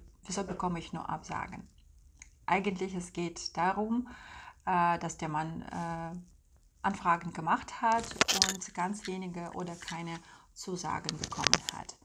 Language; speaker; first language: German; non-native, fluent; Russian